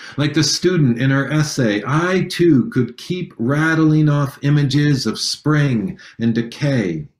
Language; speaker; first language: English; native; English